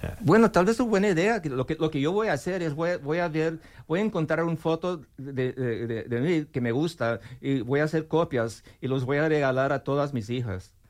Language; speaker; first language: Spanish; non-native, learner; English